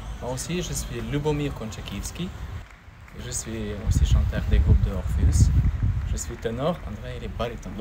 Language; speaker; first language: French; non-native, learner; Ukrainian